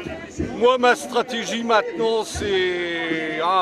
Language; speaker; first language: French; native; French